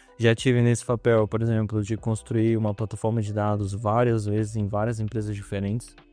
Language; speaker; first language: Portuguese; native; Portuguese